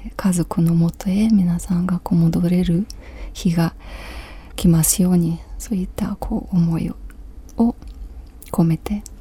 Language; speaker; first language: Japanese; non-native, fluent; Ukrainian